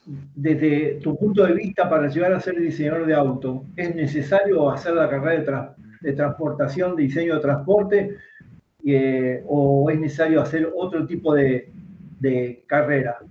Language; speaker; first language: Spanish; native; Spanish